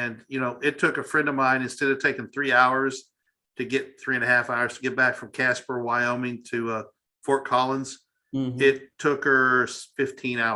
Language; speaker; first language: English; native; English